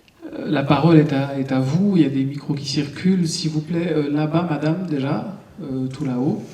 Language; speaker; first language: French; native; French